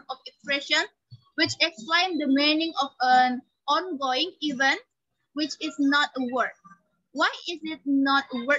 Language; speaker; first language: English; non-native, learner; Indonesian